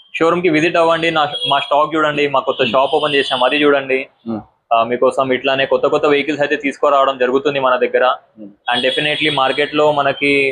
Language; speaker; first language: Telugu; non-native, local second language; Hindi